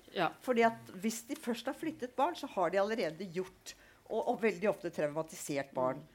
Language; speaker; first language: Norwegian; native; Norwegian